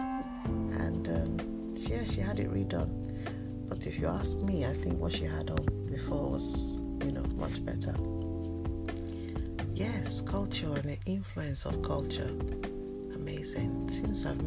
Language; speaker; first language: English; non-native, local second language; Yoruba